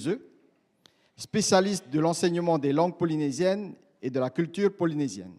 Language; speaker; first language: French; native; French